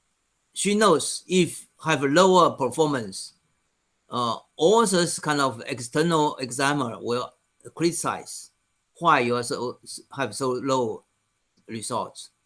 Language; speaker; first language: English; non-native, fluent; Chinese